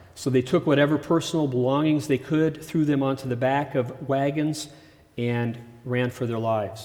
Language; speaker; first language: English; early bilingual, other home language; German